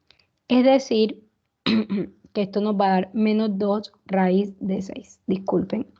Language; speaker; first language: Spanish; native; Spanish